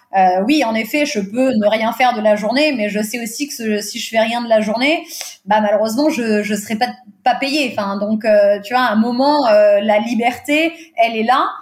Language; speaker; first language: French; early bilingual, other home language; Portuguese